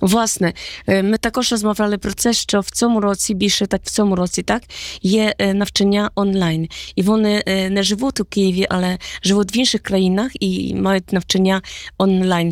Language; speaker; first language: Polish; non-native, learner; Ukrainian